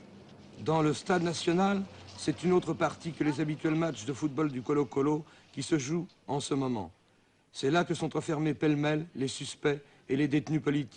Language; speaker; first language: French; native; French